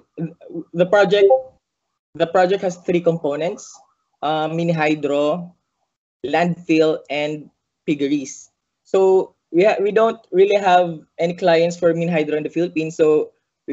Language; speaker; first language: English; non-native, local second language; Cebuano